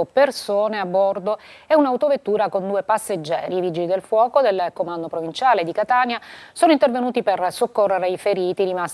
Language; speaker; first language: Italian; native; Italian